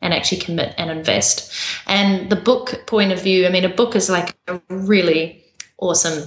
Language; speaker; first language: English; native; English